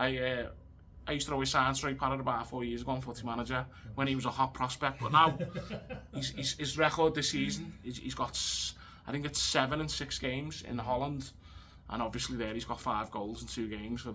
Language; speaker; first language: English; native; English